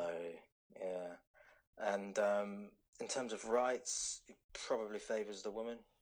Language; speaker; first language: English; native; English